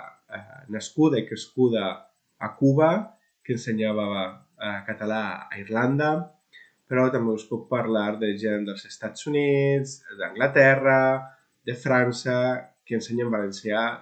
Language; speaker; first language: Catalan; non-native, local second language; Spanish